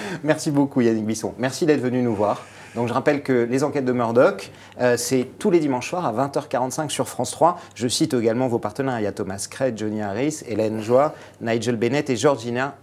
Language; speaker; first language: French; native; French